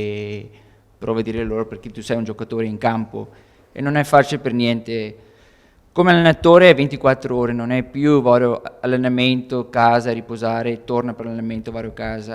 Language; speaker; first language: Italian; non-native, learner; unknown